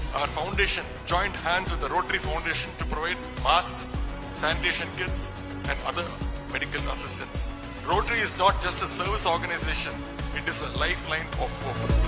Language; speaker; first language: English; non-native, local second language; Tamil